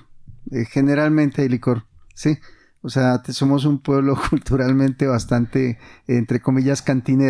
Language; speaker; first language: Spanish; native; Spanish